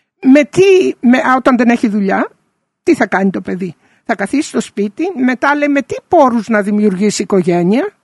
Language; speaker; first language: Greek; early bilingual, heritage; Greek